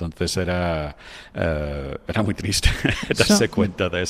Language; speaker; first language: Spanish; non-native, fluent; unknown